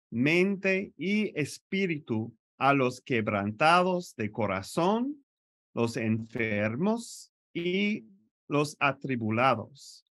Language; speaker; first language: Spanish; non-native, fluent; French